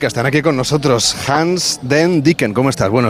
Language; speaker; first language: Spanish; native; Spanish